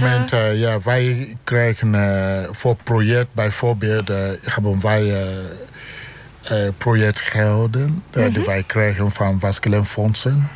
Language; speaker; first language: Dutch; non-native, learner; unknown